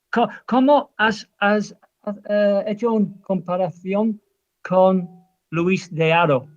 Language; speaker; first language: Spanish; non-native, fluent; English